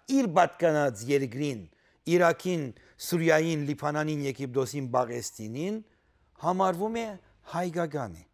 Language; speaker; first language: Armenian; early bilingual, heritage; Armenian